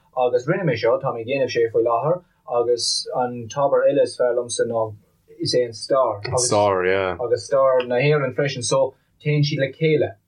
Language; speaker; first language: Irish; non-native, local second language; English